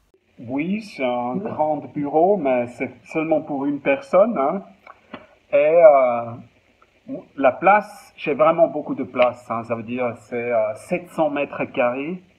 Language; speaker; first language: French; non-native, local second language; German